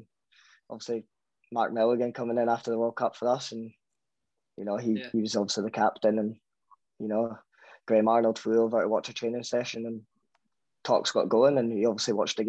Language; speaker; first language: English; native; English